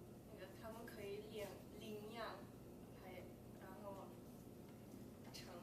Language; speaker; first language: Chinese; non-native, learner; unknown